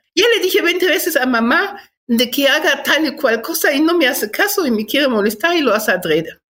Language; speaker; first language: Spanish; non-native, fluent; German